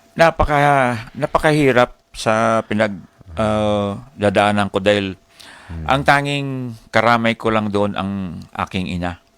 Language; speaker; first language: Filipino; non-native, local second language; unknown